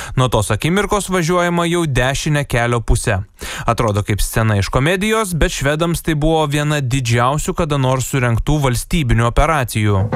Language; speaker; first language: Lithuanian; native; Lithuanian